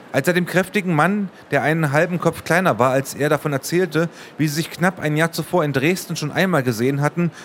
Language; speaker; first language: German; native; German